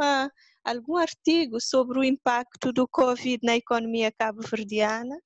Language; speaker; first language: Portuguese; non-native, local second language; Kabuverdianu